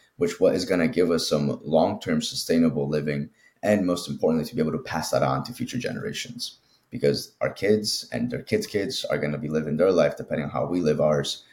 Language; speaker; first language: English; early bilingual, other home language; Spanish